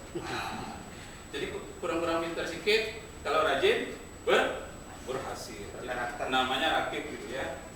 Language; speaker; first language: Indonesian; native; Indonesian